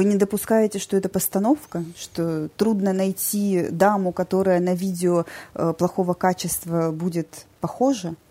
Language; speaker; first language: Russian; native; Russian